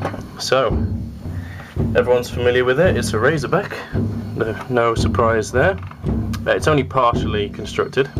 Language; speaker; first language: English; native; English